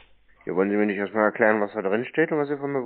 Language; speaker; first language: German; native; German